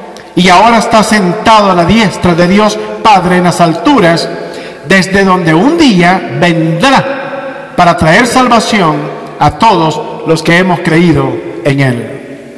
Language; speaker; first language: Spanish; native; Spanish